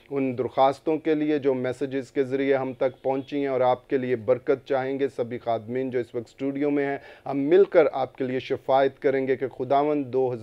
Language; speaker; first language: Urdu; non-native, local second language; Punjabi